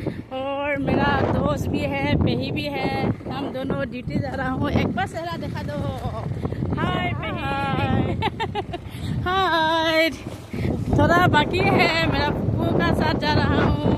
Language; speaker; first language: Hindi; non-native, local second language; Assamese